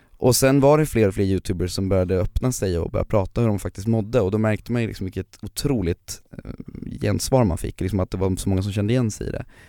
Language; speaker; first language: Swedish; native; Swedish